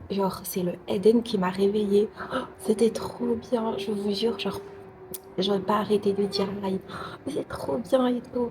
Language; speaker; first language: French; non-native, local second language; Arabic